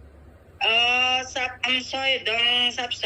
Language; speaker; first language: Cantonese; non-native, learner; Indonesian